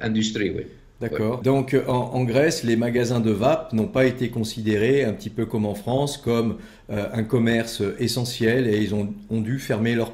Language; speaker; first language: French; native; French